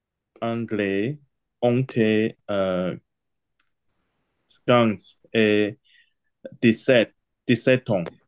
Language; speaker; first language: French; non-native, learner; Chinese